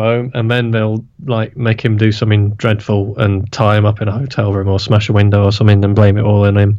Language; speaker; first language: English; native; English